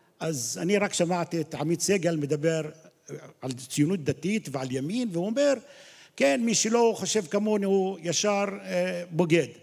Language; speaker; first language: Hebrew; non-native, local second language; Arabic